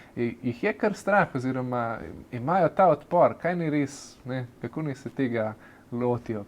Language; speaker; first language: Slovenian; native; Slovenian